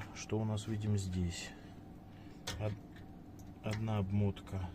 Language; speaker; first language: Russian; native; Russian